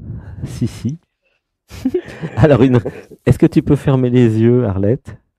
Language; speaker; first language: French; native; French